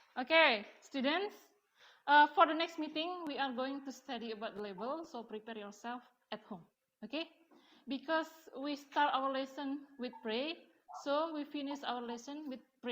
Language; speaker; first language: English; non-native, learner; Indonesian